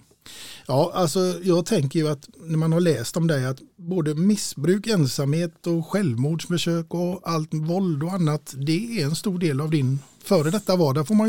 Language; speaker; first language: Swedish; native; Swedish